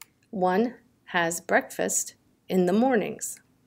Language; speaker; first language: English; native; English